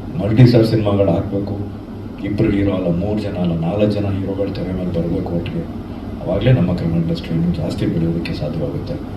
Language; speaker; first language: Kannada; native; Kannada